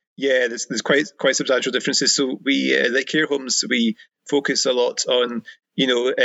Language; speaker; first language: English; native; English